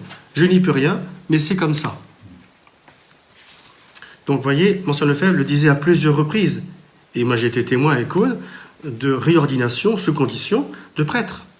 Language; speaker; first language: French; native; French